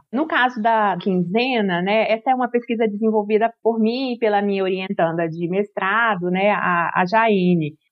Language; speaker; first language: Portuguese; native; Portuguese